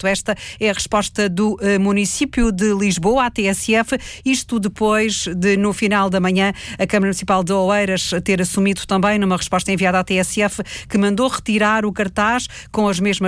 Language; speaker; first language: Portuguese; native; Portuguese